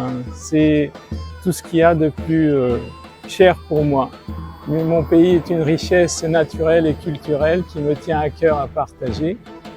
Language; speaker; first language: French; non-native, fluent; Bulgarian